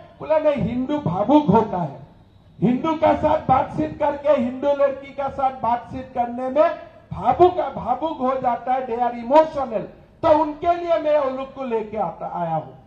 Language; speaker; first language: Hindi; non-native, local second language; Assamese